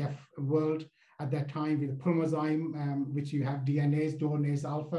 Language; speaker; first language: English; non-native, local second language; Punjabi